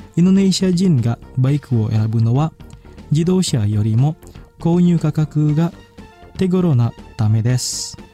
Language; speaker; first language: Japanese; non-native, fluent; Indonesian